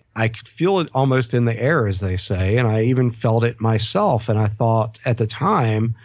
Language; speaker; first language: English; native; English